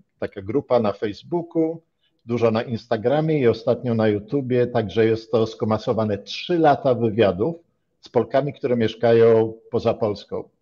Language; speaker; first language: Polish; native; Polish